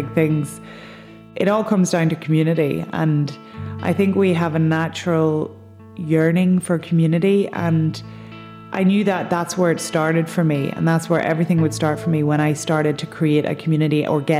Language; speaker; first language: English; native; English